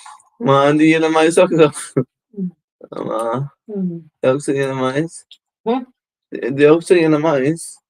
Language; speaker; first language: Swedish; early bilingual, other home language; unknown